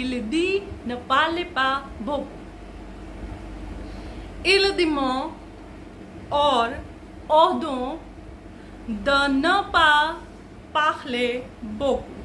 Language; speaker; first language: French; non-native, fluent; Hindi